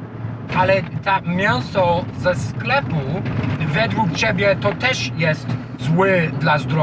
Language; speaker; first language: Polish; non-native, learner; English